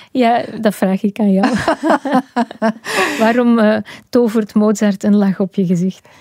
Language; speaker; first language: Dutch; native; Dutch